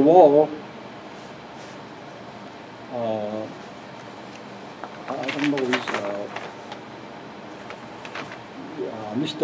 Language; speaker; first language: English; non-native, learner; Lao